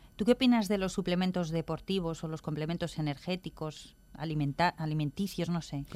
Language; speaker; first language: Spanish; native; Spanish